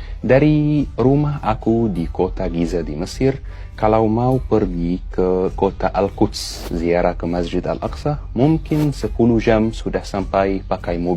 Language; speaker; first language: Indonesian; non-native, fluent; Arabic